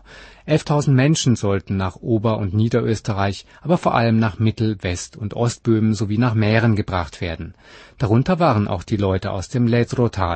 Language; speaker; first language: German; native; German